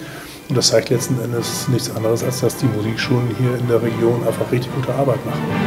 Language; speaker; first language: German; native; German